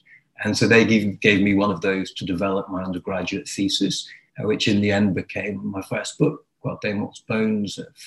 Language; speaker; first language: English; native; English